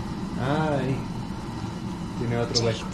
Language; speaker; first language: Spanish; non-native, learner; English